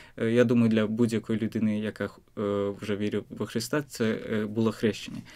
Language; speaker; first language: Ukrainian; non-native, fluent; Azerbaijani